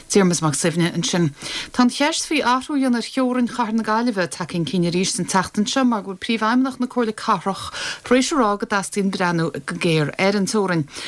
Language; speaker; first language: Irish; native; Irish